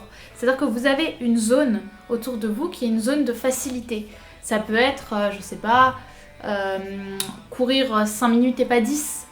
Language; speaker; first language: French; native; French